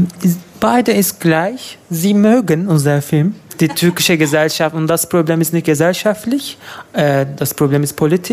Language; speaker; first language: German; non-native, learner; Turkish